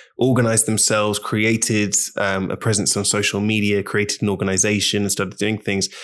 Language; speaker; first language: English; native; English